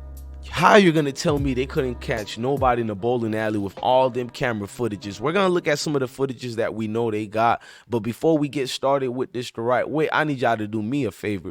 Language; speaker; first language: English; native; English